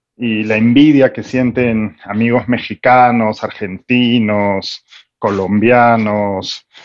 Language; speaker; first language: Spanish; native; Spanish